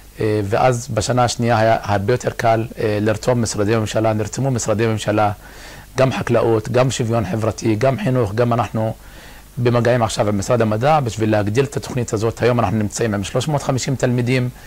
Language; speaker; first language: Hebrew; non-native, local second language; Arabic